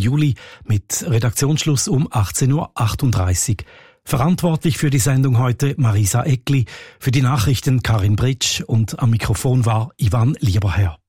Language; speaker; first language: German; native; German